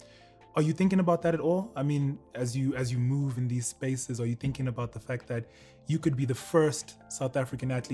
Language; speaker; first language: English; native; English